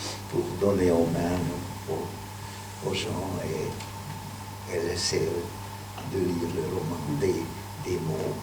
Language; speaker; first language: French; non-native, fluent; Hungarian